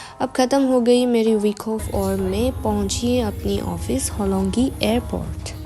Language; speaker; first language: Hindi; non-native, local second language; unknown